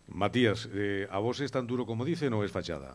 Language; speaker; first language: Spanish; native; Spanish